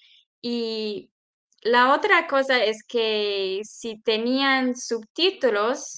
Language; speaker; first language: Spanish; non-native, fluent; English